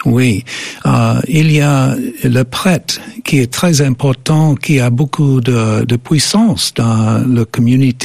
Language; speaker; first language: French; non-native, fluent; English